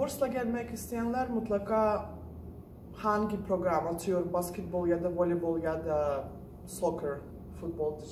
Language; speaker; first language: Turkish; non-native, fluent; Russian